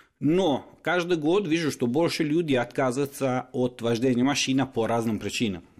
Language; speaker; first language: Russian; non-native, fluent; Italian